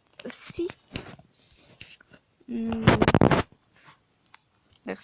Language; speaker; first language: French; non-native, learner; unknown